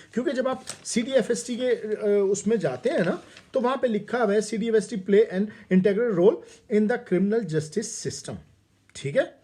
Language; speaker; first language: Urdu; native; Urdu